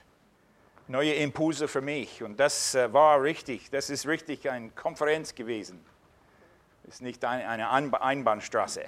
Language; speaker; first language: German; non-native, fluent; English